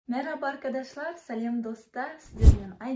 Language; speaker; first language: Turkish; non-native, fluent; Kazakh